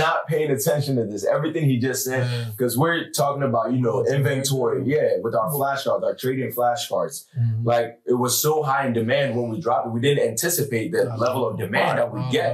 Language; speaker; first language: English; non-native, local second language; Akan